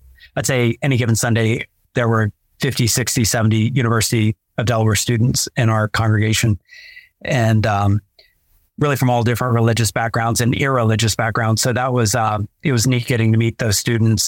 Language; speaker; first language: English; native; English